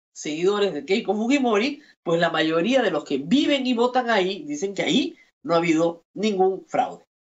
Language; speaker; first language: Spanish; native; Spanish